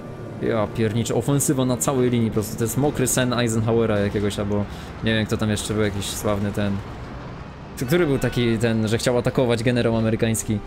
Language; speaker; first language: Polish; native; Polish